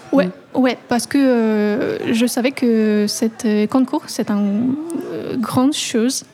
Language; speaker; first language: French; non-native, fluent; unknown